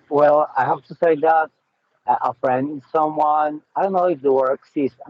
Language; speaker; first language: English; non-native, learner; Spanish